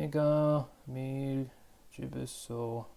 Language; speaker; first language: Korean; non-native, learner; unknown